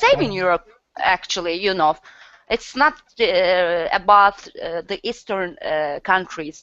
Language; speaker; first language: English; non-native, learner; Turkish